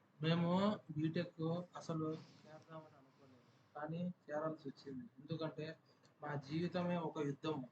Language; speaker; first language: Telugu; native; Telugu